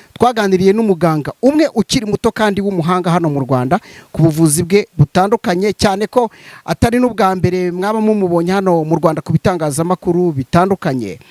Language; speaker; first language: Kinyarwanda; native; Kinyarwanda